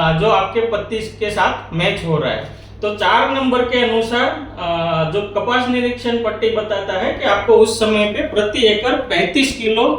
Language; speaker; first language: Hindi; non-native, local second language; Marathi